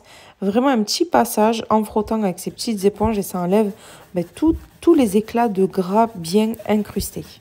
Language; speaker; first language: French; native; French